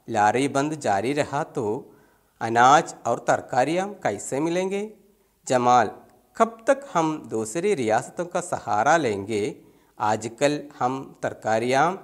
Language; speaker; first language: Urdu; non-native, local second language; Malayalam